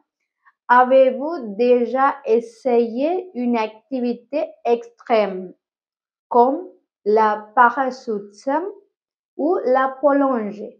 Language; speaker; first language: French; non-native, fluent; Tamil